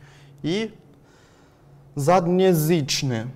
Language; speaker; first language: Russian; non-native, learner; Chinese